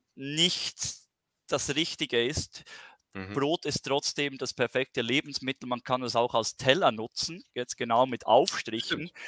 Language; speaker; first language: German; native; German